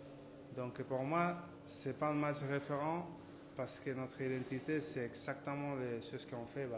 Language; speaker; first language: French; non-native, learner; Spanish